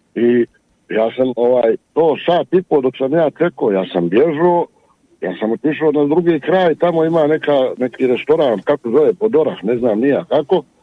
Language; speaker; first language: Serbian; native; Serbian